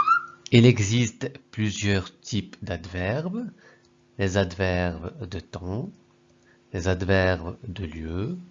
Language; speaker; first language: French; non-native, local second language; Arabic